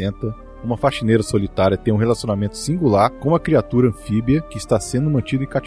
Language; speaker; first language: Portuguese; native; Portuguese